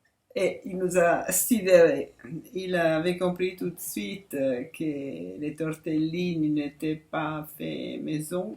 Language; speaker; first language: French; non-native, fluent; Italian